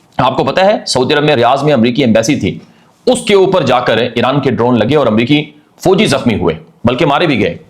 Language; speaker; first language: Urdu; native; Urdu